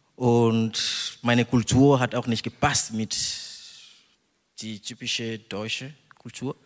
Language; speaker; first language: German; non-native, fluent; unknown